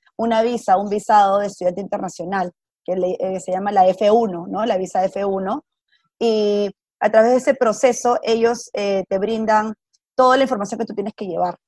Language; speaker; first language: Spanish; native; Spanish